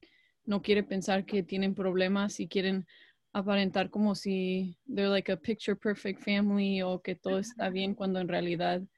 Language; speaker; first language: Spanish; early bilingual, heritage; Spanish